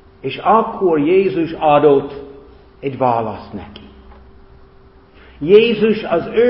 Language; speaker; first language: Hungarian; non-native, fluent; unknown